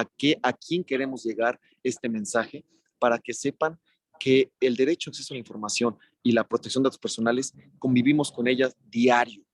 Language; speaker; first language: Spanish; native; Spanish